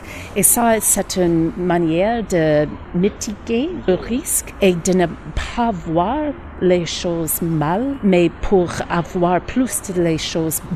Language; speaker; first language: French; non-native, learner; English